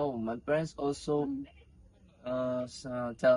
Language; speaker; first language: English; non-native, learner; Indonesian